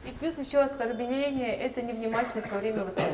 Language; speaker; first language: Russian; native; Russian